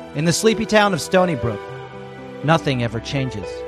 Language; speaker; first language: English; native; English